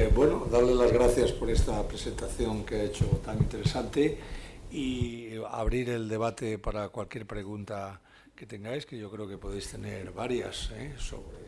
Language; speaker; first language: Spanish; native; Spanish